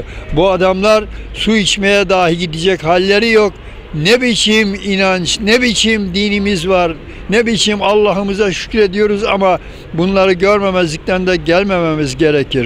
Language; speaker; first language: Turkish; native; Turkish